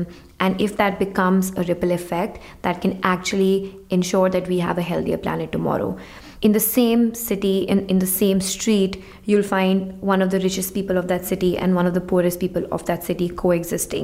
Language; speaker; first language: English; non-native, local second language; Hindi